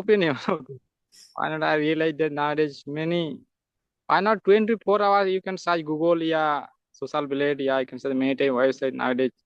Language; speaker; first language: English; non-native, learner; Santali